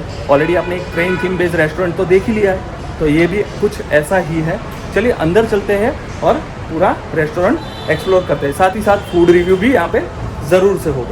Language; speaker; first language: Hindi; native; Hindi